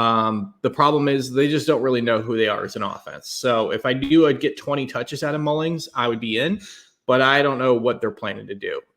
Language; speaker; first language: English; native; English